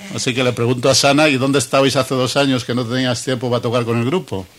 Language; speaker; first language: Spanish; native; Spanish